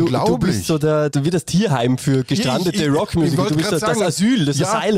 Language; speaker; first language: German; native; German